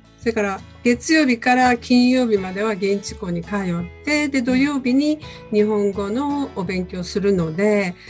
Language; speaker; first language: Japanese; native; Japanese